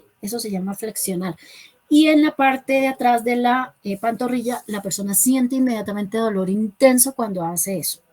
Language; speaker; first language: Spanish; native; Spanish